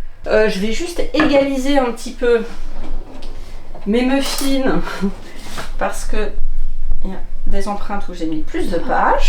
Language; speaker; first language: French; native; French